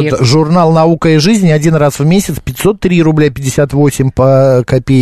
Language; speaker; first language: Russian; native; Russian